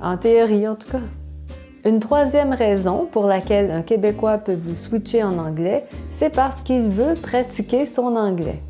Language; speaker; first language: French; native; French